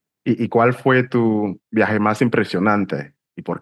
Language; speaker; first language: Spanish; non-native, fluent; English